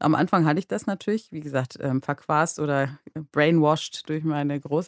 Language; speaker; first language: German; native; German